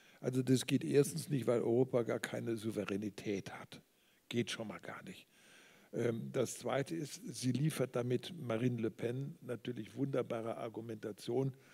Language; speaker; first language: German; native; German